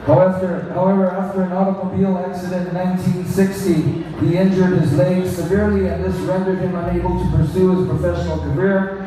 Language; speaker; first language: English; early bilingual, other home language; Spanish